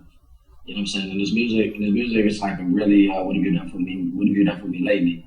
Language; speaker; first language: English; native; English